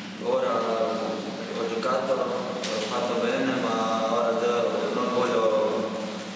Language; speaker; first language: Italian; non-native, learner; Croatian